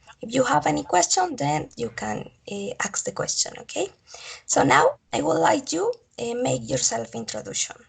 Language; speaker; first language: English; non-native, learner; Spanish